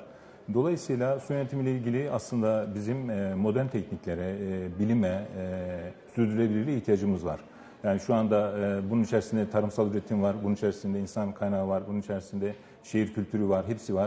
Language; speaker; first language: Turkish; native; Turkish